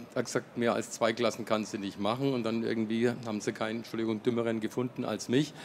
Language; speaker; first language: German; native; German